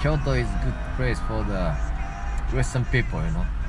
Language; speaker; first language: English; non-native, fluent; Japanese